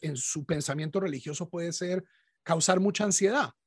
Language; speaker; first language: Spanish; native; Spanish